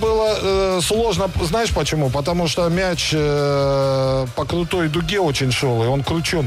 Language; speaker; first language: Russian; native; Russian